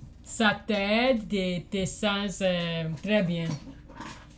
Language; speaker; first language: French; non-native, learner; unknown